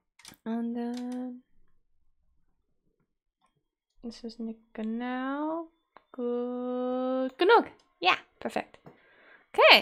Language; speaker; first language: German; non-native, learner; English